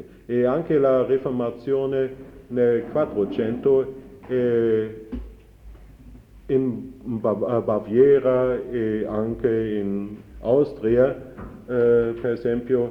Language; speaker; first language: Italian; non-native, learner; German